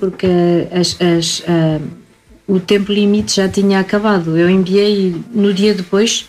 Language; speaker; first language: Portuguese; native; Portuguese